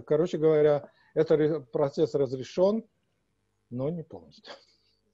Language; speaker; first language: Russian; native; Russian